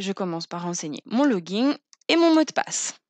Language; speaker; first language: French; native; French